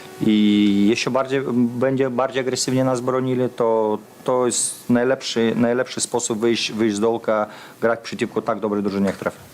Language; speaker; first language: Polish; non-native, fluent; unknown